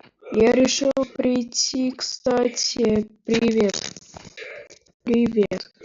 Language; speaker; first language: Russian; native; Russian